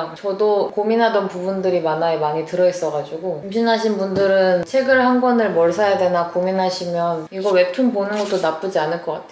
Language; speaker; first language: Korean; native; Korean